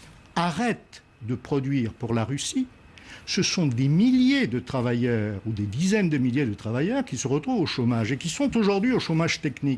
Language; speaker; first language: French; native; French